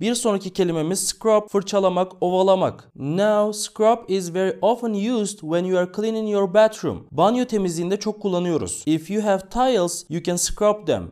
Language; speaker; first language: English; non-native, fluent; Turkish